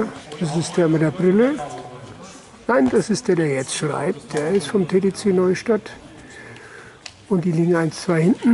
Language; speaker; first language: German; native; German